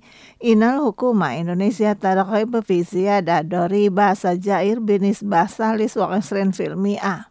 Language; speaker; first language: Arabic; non-native, fluent; Indonesian